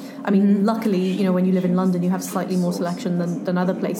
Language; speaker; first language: English; native; English